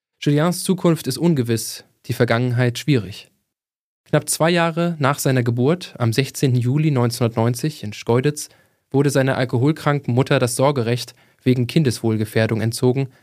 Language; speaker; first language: German; native; German